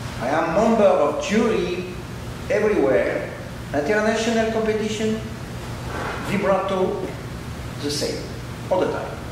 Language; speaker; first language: English; non-native, learner; French